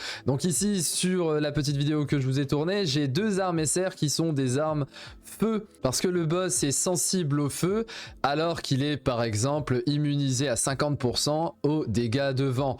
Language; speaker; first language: French; native; French